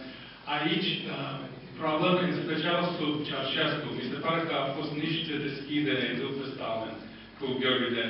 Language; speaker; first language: Romanian; non-native, fluent; English